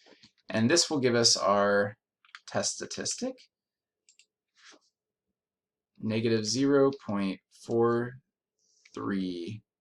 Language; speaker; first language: English; native; English